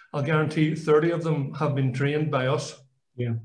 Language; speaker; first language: English; native; English